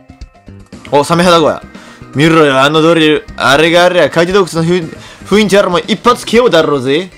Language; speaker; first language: Japanese; native; Japanese